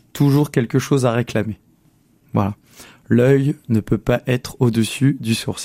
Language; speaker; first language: French; native; French